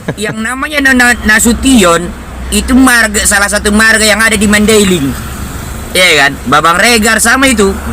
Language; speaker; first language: Indonesian; native; Indonesian